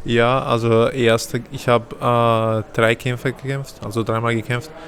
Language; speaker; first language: German; non-native, fluent; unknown